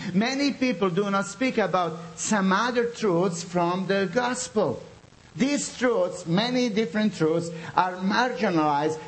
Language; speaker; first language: English; non-native, fluent; Bosnian